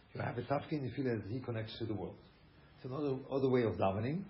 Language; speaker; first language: English; non-native, fluent; German